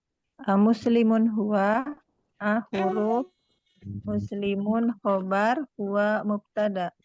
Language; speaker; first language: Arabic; non-native, learner; Indonesian